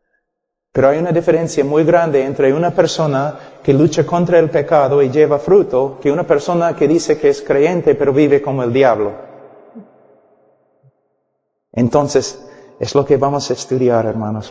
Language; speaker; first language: Spanish; non-native, fluent; English